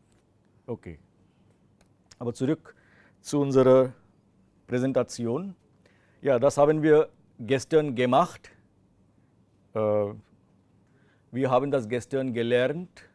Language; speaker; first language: German; non-native, fluent; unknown